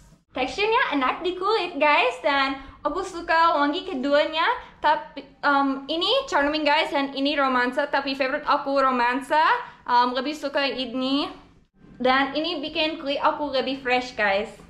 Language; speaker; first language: Indonesian; non-native, learner; English